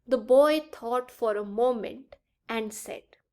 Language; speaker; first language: English; non-native, local second language; Punjabi